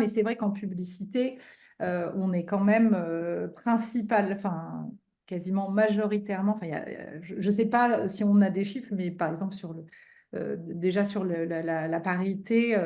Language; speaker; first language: French; native; French